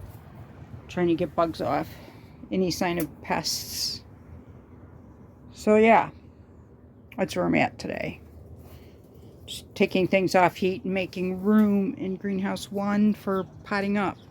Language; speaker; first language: English; native; English